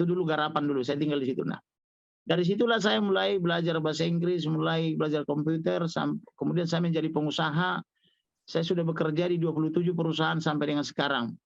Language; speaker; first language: Indonesian; non-native, local second language; Batak Toba